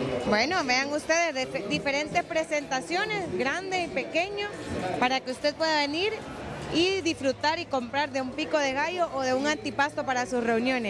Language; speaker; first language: Spanish; native; Spanish